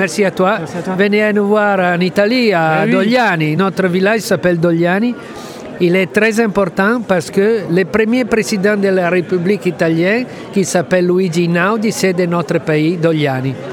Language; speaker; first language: French; non-native, fluent; Italian